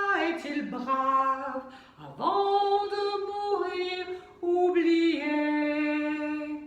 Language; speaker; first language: French; native; French